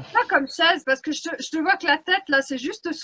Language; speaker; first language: French; native; French